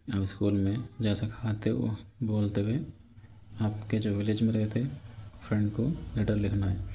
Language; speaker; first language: Hindi; non-native, local second language; Telugu